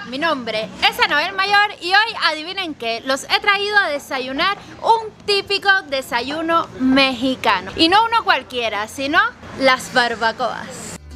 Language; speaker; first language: Spanish; native; Spanish